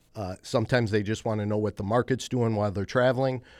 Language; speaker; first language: English; native; English